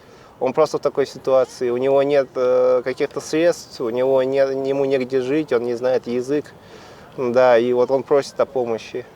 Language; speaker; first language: Russian; native; Russian